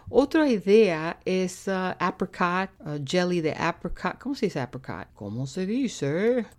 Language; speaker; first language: Spanish; native; Spanish